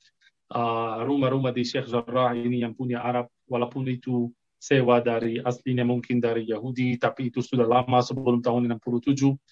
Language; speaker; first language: Indonesian; non-native, fluent; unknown